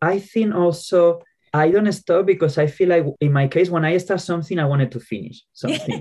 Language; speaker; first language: English; non-native, fluent; Spanish